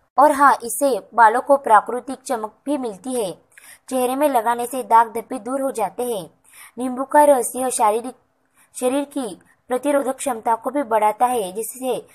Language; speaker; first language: Hindi; non-native, local second language; Marathi